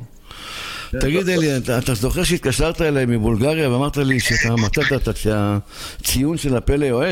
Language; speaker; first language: Hebrew; native; Hebrew